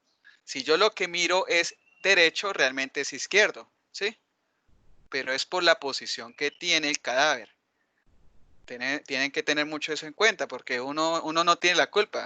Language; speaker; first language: Spanish; native; Spanish